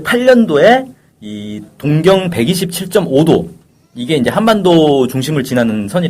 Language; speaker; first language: Korean; native; Korean